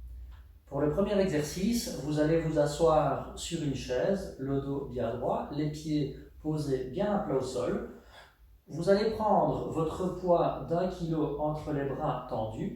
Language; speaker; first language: French; native; French